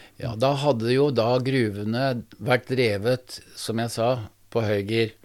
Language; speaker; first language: Norwegian; native; Norwegian